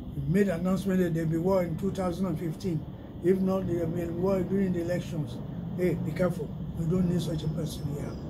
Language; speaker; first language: English; non-native, local second language; Yoruba